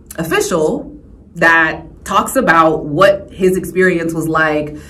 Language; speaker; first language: English; native; English